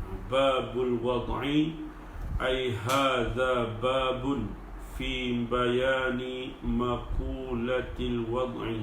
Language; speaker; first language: Arabic; non-native, fluent; Malay